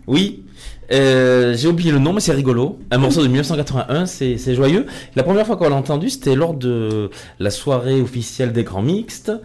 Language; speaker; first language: French; native; French